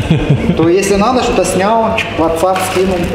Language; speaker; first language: Russian; native; Russian